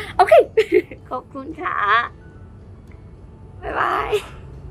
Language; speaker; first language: Thai; non-native, learner; Vietnamese